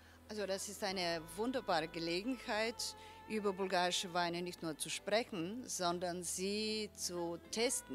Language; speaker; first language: German; non-native, fluent; Bulgarian